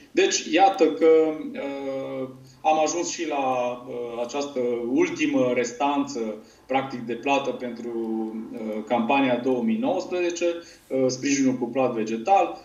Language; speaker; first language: Romanian; native; Romanian